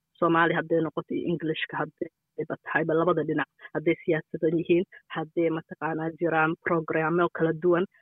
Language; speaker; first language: Somali; early bilingual, heritage; Somali